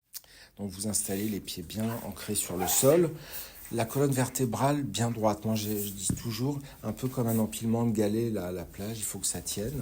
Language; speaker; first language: French; native; French